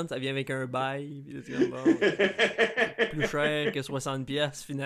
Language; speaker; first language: French; native; French